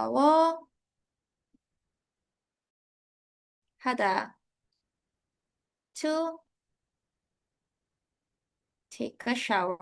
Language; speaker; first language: Korean; non-native, fluent; Filipino